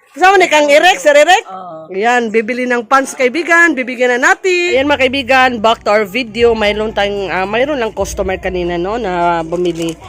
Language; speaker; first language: Filipino; non-native, local second language; Cebuano